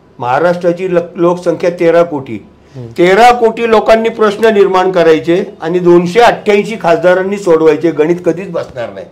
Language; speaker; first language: Marathi; non-native, local second language; Gujarati